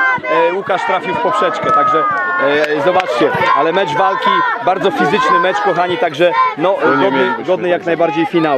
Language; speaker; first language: Polish; native; Polish